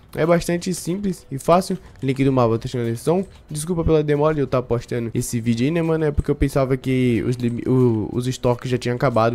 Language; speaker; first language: Portuguese; native; Portuguese